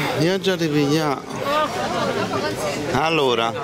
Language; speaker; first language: Italian; native; Italian